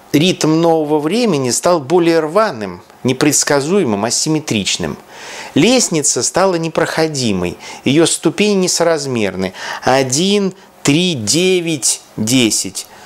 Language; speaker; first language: Russian; native; Russian